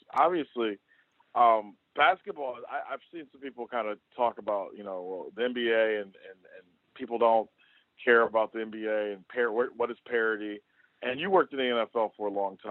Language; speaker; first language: English; native; English